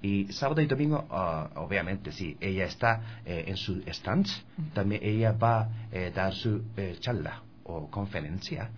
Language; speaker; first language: Spanish; non-native, learner; Japanese